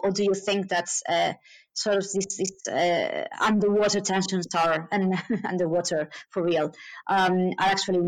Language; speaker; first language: English; non-native, fluent; Spanish